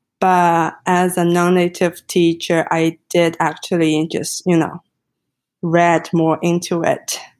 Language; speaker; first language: English; non-native, fluent; Chinese